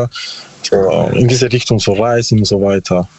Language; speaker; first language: German; non-native, learner; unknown